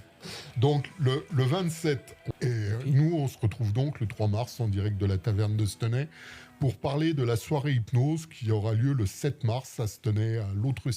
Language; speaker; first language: French; native; French